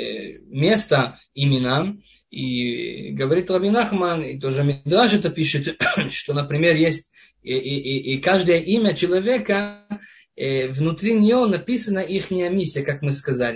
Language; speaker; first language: Russian; non-native, fluent; Hebrew